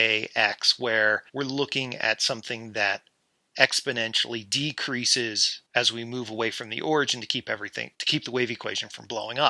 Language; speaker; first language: English; native; English